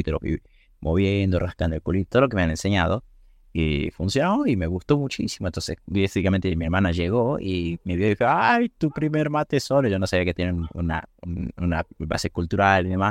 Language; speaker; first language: Spanish; native; Spanish